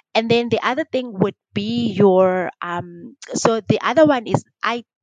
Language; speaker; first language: English; non-native, local second language; Xhosa